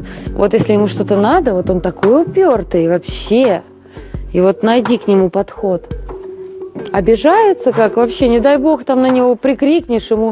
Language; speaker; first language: Russian; native; Russian